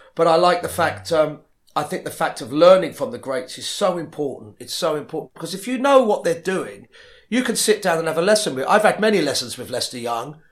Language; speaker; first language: English; native; English